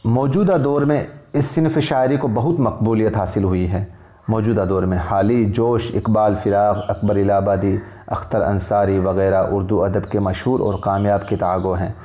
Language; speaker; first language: Urdu; native; Urdu